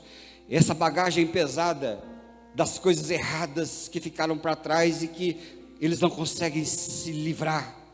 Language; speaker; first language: Portuguese; native; Portuguese